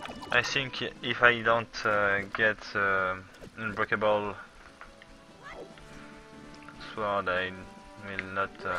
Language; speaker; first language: English; non-native, learner; French